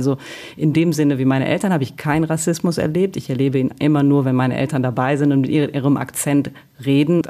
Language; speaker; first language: German; early bilingual, other home language; Italian